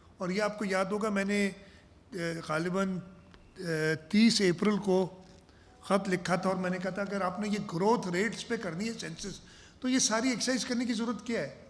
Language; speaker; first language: Urdu; non-native, local second language; Sindhi